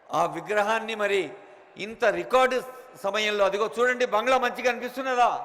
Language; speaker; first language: Telugu; native; Telugu